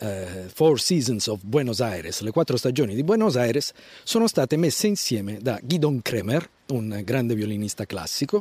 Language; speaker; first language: Italian; native; Italian